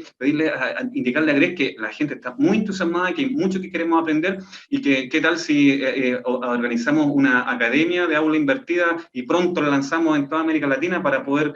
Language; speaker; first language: Spanish; native; Spanish